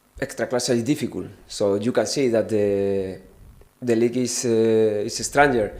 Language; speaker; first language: English; non-native, learner; Spanish